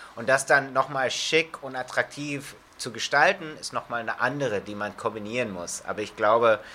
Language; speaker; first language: German; non-native, fluent; English